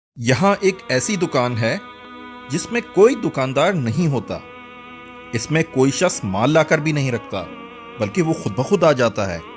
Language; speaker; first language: Urdu; native; Urdu